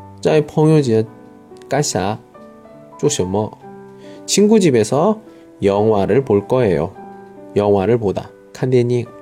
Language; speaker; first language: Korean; non-native, learner; Chinese